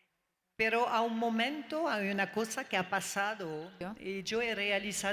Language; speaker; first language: Spanish; non-native, learner; French